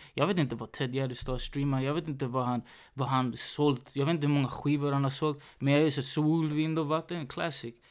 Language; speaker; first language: Swedish; early bilingual, other home language; Spanish